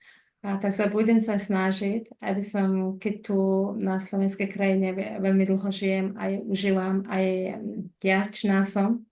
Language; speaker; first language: Slovak; non-native, fluent; Mongolian